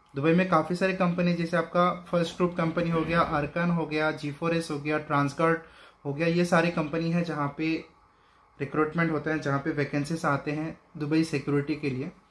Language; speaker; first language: Hindi; non-native, local second language; Bangla